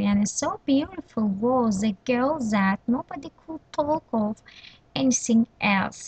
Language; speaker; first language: English; non-native, fluent; Azerbaijani